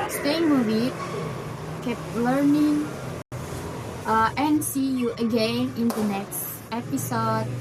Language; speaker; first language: English; non-native, learner; Indonesian